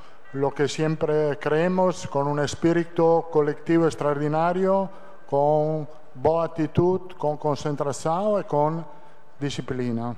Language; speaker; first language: Portuguese; non-native, fluent; Italian